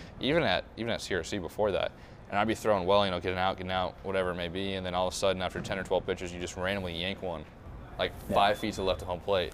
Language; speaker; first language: English; native; English